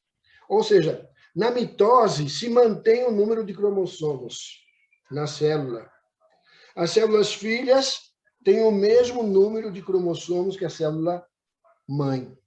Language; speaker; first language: Portuguese; native; Portuguese